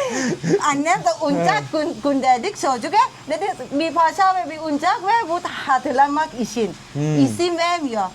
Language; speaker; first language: Turkish; non-native, learner; Thai